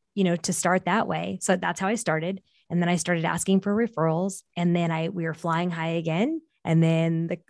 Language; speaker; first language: English; early bilingual, other home language; Portuguese